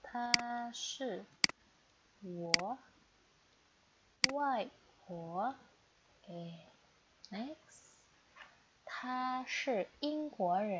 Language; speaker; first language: Chinese; non-native, fluent; Indonesian